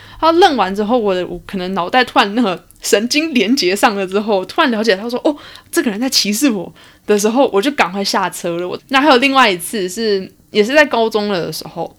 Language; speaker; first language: Chinese; early bilingual, heritage; Chinese